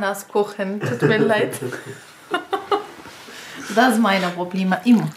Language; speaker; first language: German; non-native, learner; Arabic